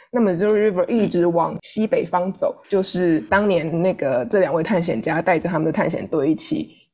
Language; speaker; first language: Chinese; native; Chinese